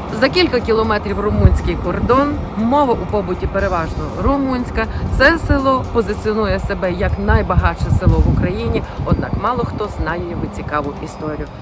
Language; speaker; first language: Ukrainian; native; Ukrainian